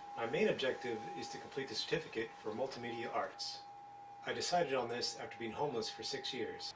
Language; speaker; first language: English; native; English